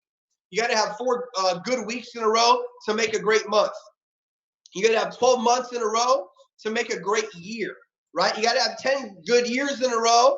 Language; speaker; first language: English; native; English